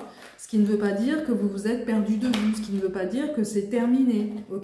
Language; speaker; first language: French; native; French